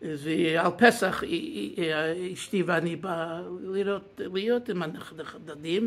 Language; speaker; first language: Hebrew; non-native, learner; English